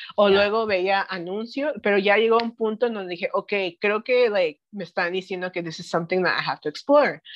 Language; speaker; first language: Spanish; early bilingual, heritage; Spanish